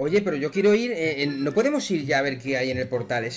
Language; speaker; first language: Spanish; native; Spanish